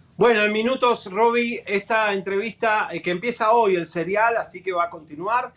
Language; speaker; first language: Spanish; native; Spanish